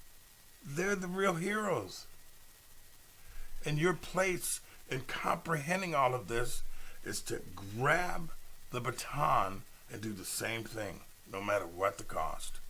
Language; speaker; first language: English; native; English